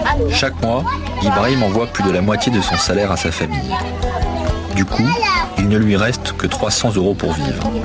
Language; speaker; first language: French; native; French